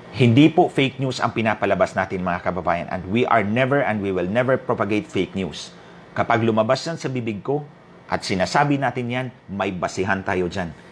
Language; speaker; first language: Filipino; non-native, local second language; Waray